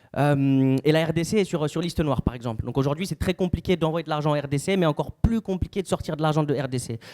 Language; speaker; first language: French; native; French